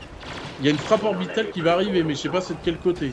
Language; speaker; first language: French; native; French